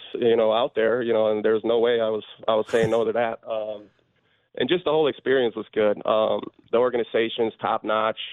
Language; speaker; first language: English; non-native, fluent; Swedish